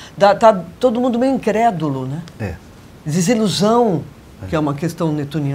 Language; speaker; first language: Portuguese; native; Portuguese